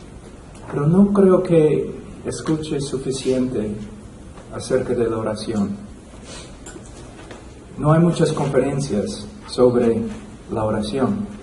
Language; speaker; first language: Spanish; non-native, fluent; English